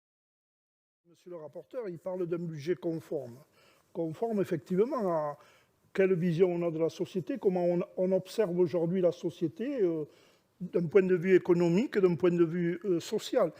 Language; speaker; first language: French; native; French